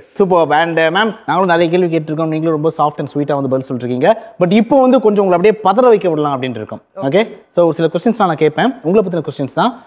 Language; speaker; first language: Tamil; native; Tamil